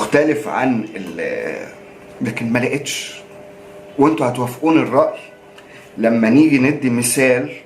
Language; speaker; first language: Arabic; native; Arabic